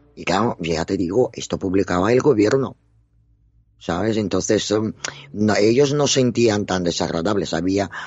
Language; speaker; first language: Spanish; non-native, fluent; Russian